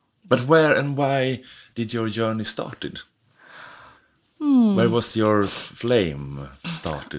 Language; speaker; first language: English; non-native, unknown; Swedish